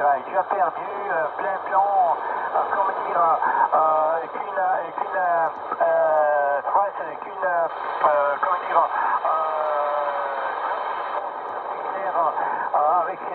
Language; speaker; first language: French; non-native, learner; Italian